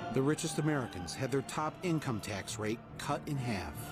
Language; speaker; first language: English; native; English